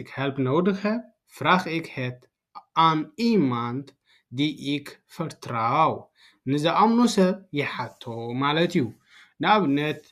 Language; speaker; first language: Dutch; non-native, learner; Tigrinya